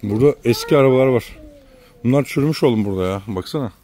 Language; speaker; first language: Turkish; native; Turkish